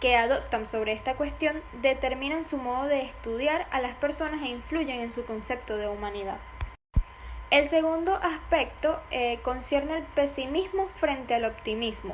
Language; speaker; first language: Spanish; native; Spanish